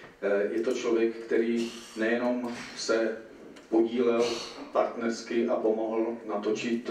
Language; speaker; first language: Czech; native; Czech